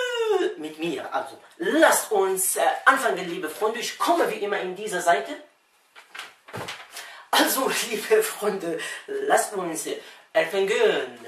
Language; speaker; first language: German; non-native, fluent; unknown